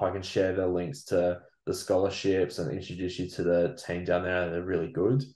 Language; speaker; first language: English; native; English